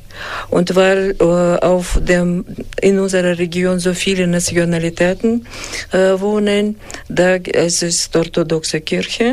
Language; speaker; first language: German; non-native, fluent; Russian